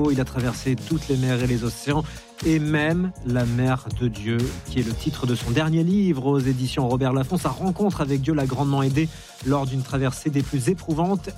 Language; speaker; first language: French; native; French